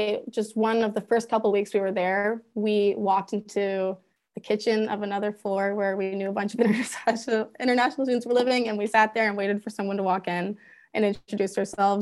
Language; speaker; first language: English; native; English